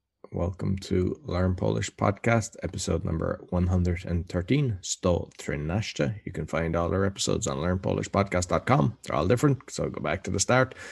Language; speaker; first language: English; native; English